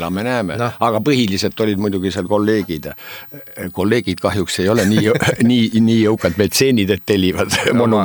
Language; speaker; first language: Estonian; native; Estonian